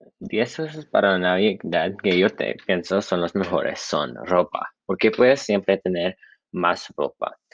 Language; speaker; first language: Spanish; non-native, learner; English